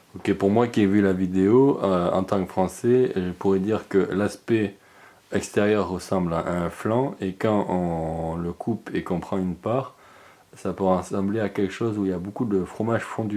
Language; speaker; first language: French; native; French